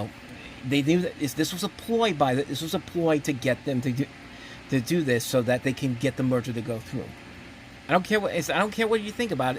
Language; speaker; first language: English; native; English